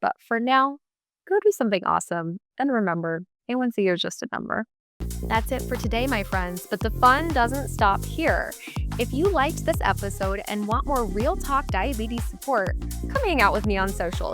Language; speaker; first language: English; native; English